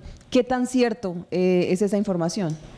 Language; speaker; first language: Spanish; native; Spanish